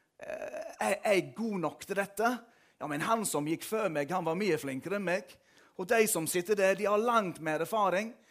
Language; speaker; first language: Norwegian; non-native, fluent; English